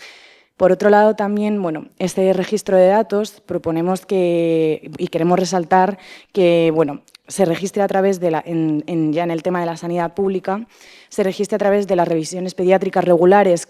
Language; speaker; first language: Spanish; native; Spanish